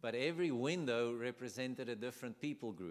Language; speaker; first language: English; non-native, local second language; Afrikaans